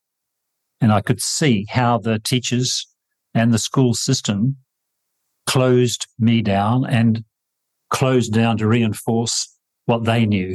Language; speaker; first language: English; native; English